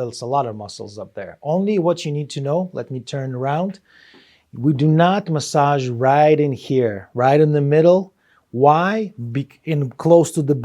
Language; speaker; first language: English; non-native, fluent; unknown